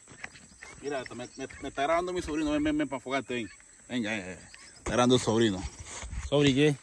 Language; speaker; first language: Spanish; native; Spanish